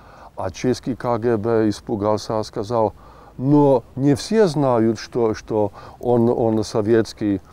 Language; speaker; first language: Russian; non-native, fluent; Czech